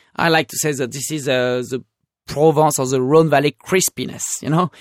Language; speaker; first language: English; non-native, fluent; French